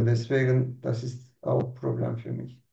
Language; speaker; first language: German; non-native, learner; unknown